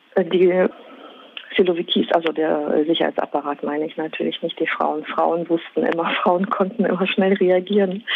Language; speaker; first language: German; non-native, fluent; Russian